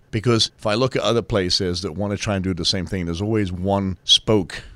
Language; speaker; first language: English; native; English